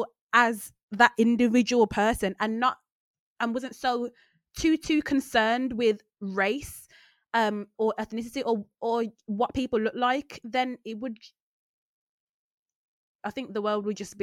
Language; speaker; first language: English; native; English